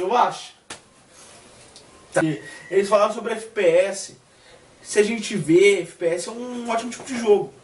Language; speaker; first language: Portuguese; native; Portuguese